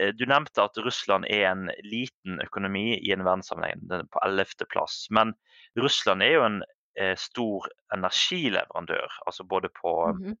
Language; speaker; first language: Norwegian; native; Norwegian